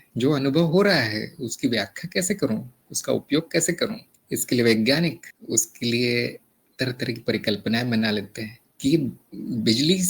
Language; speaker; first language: Hindi; native; Hindi